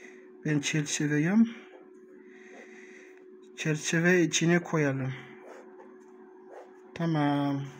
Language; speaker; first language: Turkish; non-native, learner; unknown